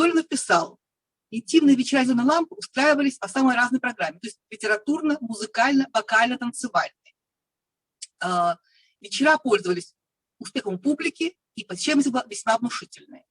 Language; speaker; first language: Russian; native; Russian